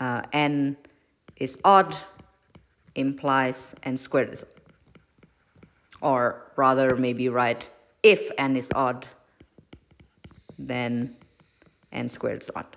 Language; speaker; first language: English; non-native, fluent; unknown